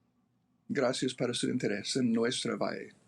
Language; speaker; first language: Spanish; non-native, fluent; English